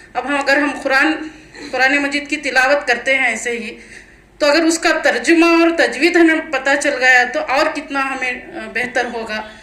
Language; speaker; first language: Urdu; native; Urdu